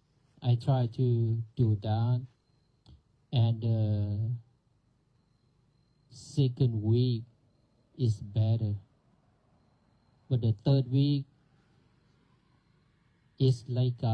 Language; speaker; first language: English; non-native, learner; Thai